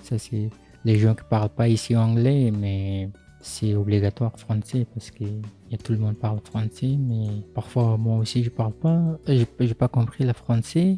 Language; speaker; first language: French; non-native, learner; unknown